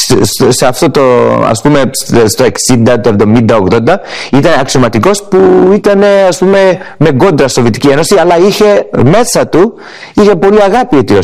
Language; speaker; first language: Greek; early bilingual, heritage; English